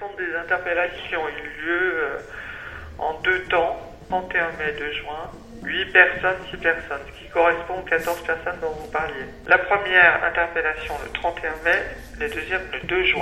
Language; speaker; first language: French; native; French